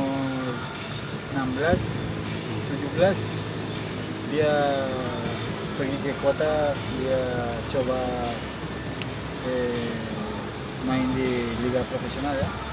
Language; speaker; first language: Indonesian; non-native, fluent; Spanish